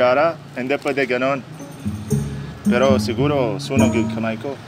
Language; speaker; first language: Filipino; non-native, learner; Arabic